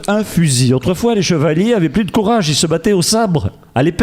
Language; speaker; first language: French; native; French